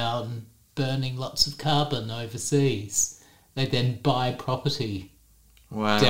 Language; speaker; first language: English; native; English